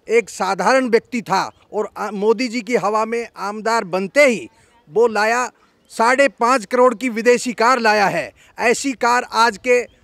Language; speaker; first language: Hindi; native; Hindi